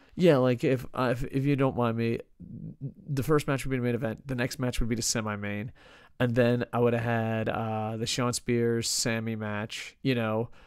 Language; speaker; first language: English; native; English